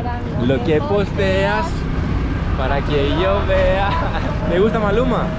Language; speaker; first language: Spanish; non-native, learner; Greek